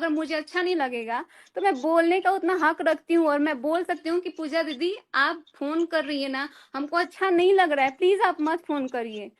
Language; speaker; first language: Hindi; native; Hindi